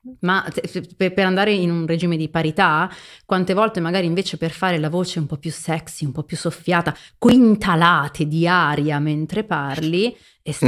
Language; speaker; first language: Italian; native; Italian